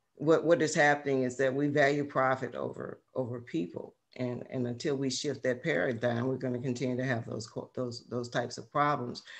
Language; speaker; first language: English; native; English